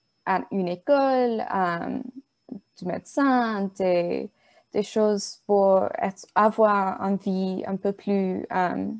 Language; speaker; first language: French; non-native, learner; English